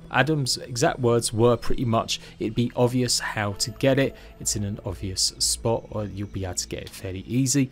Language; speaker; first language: English; native; English